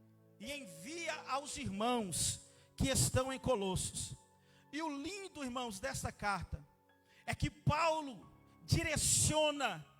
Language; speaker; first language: Portuguese; native; Portuguese